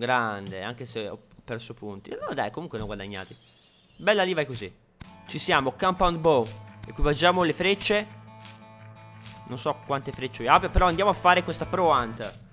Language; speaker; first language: Italian; native; Italian